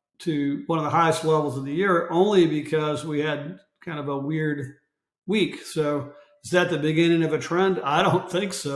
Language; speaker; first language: English; native; English